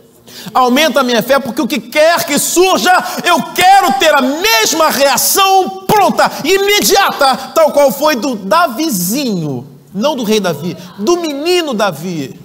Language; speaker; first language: Portuguese; native; Portuguese